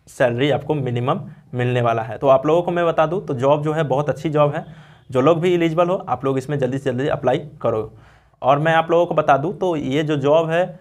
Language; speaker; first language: Hindi; native; Hindi